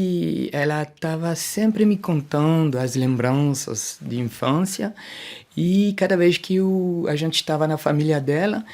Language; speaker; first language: Portuguese; non-native, fluent; French